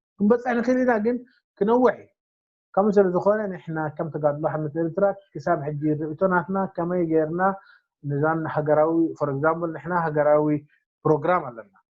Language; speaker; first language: Tigrinya; non-native, local second language; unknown